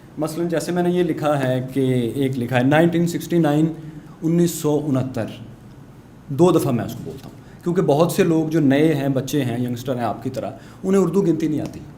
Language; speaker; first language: Urdu; non-native, local second language; Punjabi